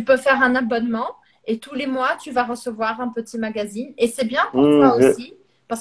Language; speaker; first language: French; non-native, fluent; Portuguese